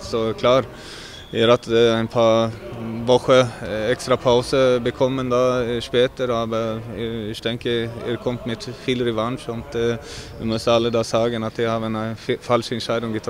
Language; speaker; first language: German; non-native, fluent; Swedish